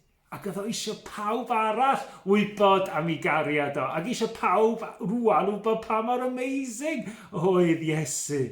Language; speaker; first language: Welsh; native; Welsh